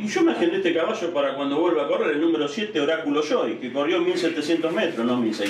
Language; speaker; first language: Spanish; native; Spanish